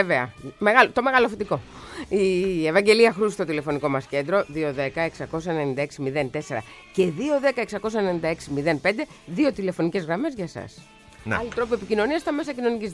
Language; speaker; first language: Greek; native; Greek